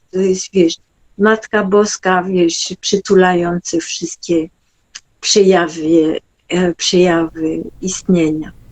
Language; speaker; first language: Polish; non-native, fluent; French